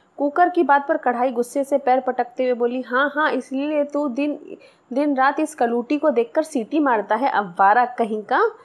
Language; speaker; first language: Hindi; non-native, local second language; Marathi